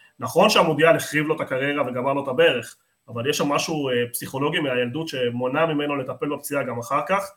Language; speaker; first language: Hebrew; non-native, fluent; Spanish